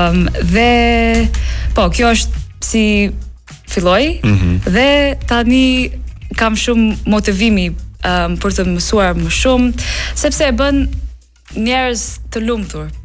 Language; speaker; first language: Albanian; non-native, learner; English